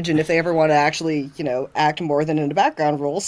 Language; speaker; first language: English; native; English